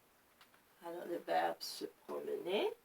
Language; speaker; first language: French; non-native, local second language; Arabic